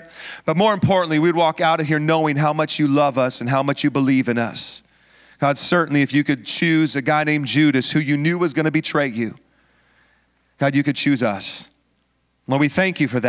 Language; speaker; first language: English; native; English